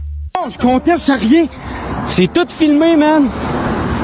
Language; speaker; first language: French; native; French